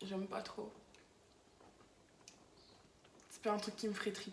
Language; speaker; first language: French; native; French